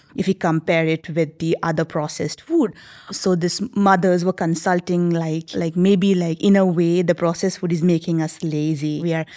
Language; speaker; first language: English; non-native, local second language; Nepali